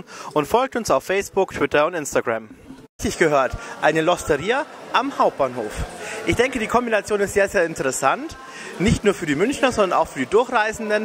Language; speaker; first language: German; native; German